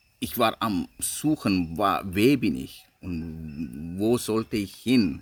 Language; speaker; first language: German; non-native, fluent; Sinhala